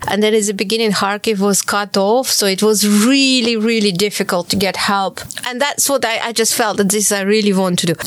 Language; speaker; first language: English; non-native, fluent; Ukrainian